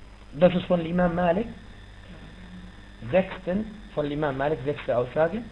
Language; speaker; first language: German; non-native, fluent; Arabic